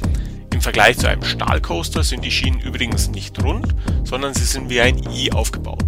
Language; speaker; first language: German; native; German